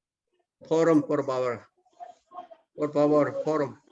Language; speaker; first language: Spanish; non-native, learner; Korean